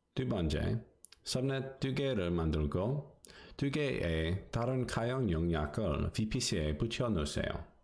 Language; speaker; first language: Korean; non-native, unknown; English